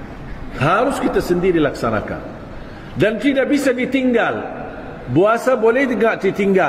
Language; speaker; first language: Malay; non-native, fluent; Arabic